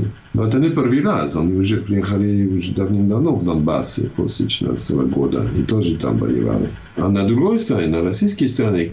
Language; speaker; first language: Russian; non-native, fluent; English